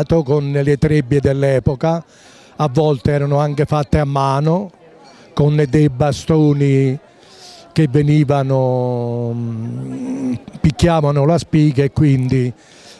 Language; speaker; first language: Italian; native; Italian